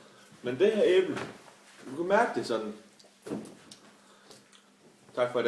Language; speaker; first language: Danish; native; Danish